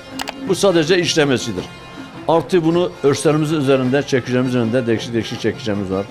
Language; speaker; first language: Turkish; native; Turkish